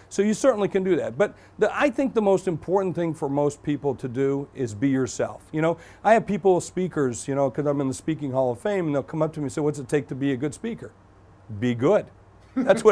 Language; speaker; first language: English; native; English